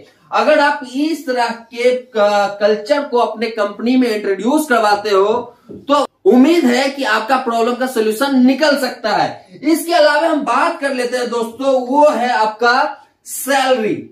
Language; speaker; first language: Hindi; native; Hindi